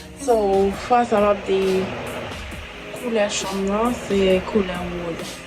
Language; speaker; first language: French; non-native, learner; Haitian Creole